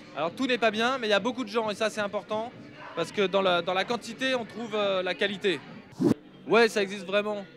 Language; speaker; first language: French; native; French